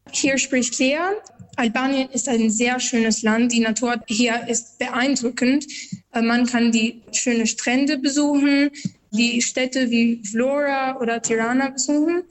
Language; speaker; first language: German; non-native, learner; Albanian